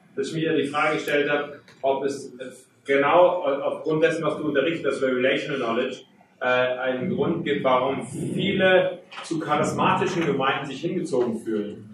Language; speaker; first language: German; native; German